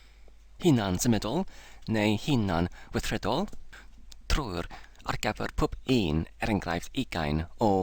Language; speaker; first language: Welsh; non-native, learner; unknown